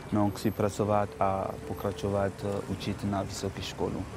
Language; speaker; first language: Czech; non-native, learner; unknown